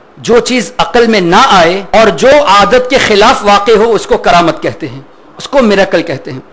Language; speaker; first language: Urdu; non-native, fluent; Memoni